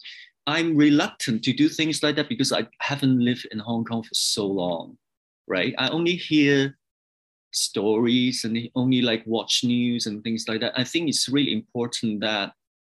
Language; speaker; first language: English; non-native, local second language; Cantonese